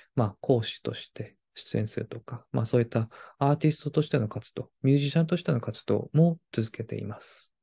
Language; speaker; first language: Japanese; non-native, fluent; Korean